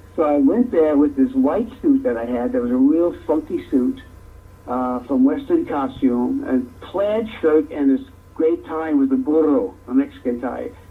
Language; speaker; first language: English; native; English